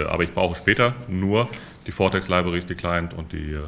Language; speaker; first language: German; native; German